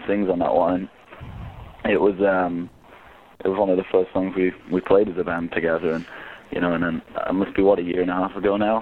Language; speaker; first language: English; native; English